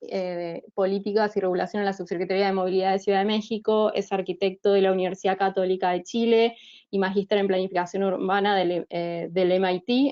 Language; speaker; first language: Spanish; native; Spanish